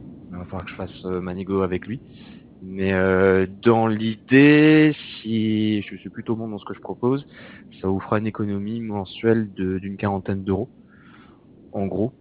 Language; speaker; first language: French; native; French